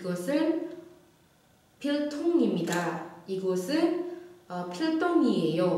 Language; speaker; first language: Korean; non-native, fluent; Indonesian